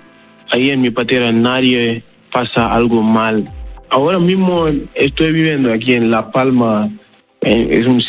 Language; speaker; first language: Spanish; non-native, learner; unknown